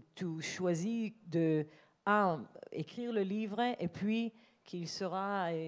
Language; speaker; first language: French; non-native, learner; Hebrew